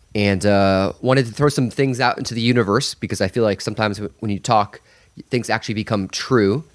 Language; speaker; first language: English; native; English